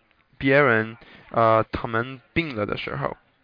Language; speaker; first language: Chinese; non-native, learner; English